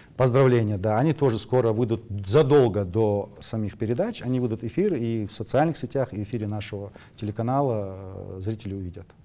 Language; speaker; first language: Russian; non-native, local second language; Ingush